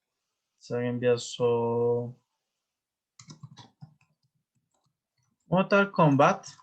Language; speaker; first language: German; non-native, fluent; Spanish